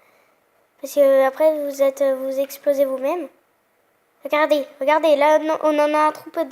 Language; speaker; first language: French; native; French